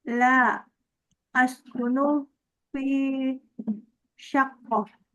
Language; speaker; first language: Arabic; non-native, learner; Indonesian